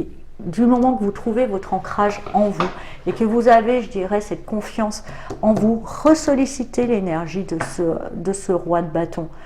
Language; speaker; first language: French; native; French